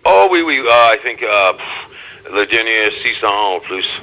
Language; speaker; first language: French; non-native, learner; English